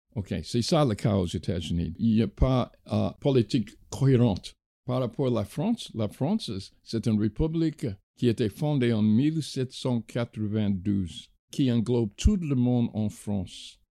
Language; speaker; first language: French; non-native, fluent; English